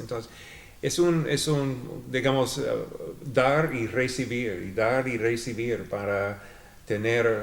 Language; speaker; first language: Spanish; non-native, fluent; English